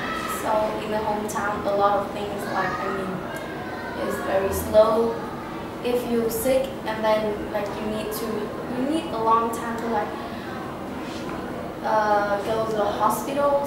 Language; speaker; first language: English; non-native, learner; Vietnamese